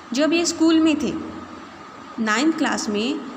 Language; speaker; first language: Hindi; non-native, local second language; Marathi